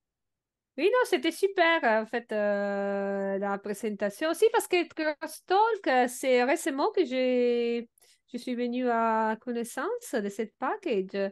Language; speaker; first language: French; non-native, fluent; Italian